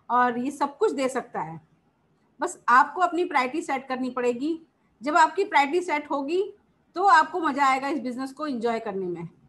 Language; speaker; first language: Hindi; native; Hindi